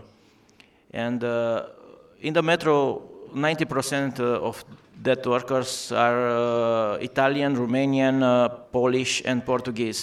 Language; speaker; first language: English; non-native, learner; Romanian